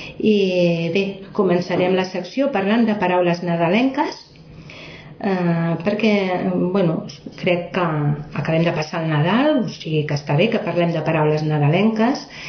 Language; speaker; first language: Catalan; native; Catalan